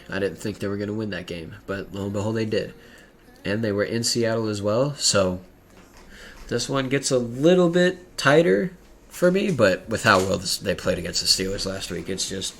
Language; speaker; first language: English; native; English